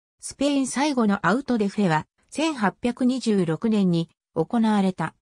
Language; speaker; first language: Japanese; native; Japanese